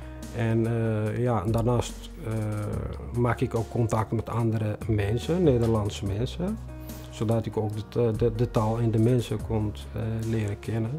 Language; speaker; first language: Dutch; non-native, fluent; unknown